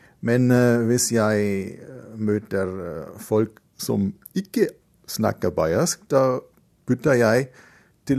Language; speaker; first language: Norwegian; non-native, fluent; German